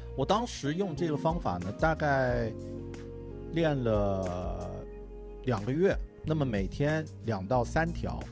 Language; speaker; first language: Chinese; native; Chinese